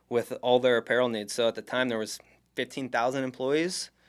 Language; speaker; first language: English; native; English